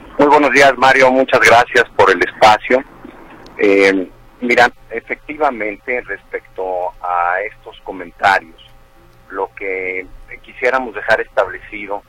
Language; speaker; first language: Spanish; native; Spanish